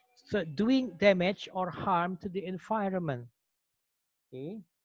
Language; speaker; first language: English; non-native, fluent; Indonesian